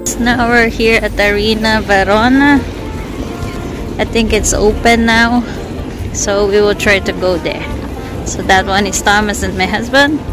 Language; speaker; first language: English; non-native, local second language; Filipino